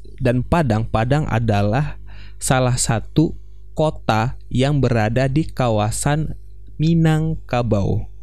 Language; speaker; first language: Indonesian; non-native, local second language; Minangkabau